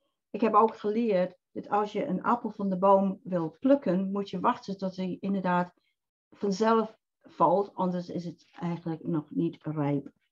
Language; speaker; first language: Dutch; non-native, fluent; English